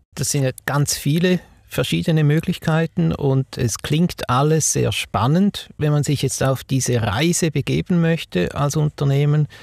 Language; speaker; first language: German; native; German